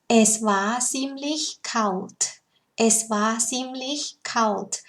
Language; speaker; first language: German; non-native, learner; Thai